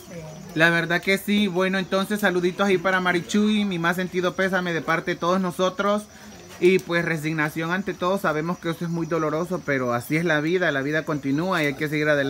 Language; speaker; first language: Spanish; native; Spanish